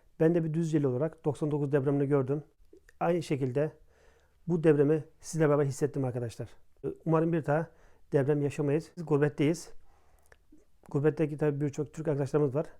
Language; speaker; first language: Turkish; native; Turkish